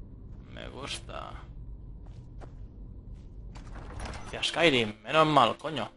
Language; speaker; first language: Spanish; native; Spanish